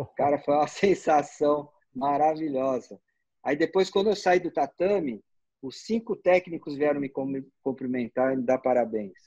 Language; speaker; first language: Portuguese; native; Portuguese